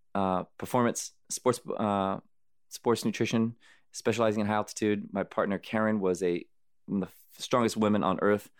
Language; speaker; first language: English; native; English